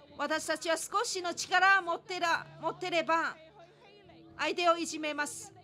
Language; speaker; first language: Japanese; non-native, fluent; Chinese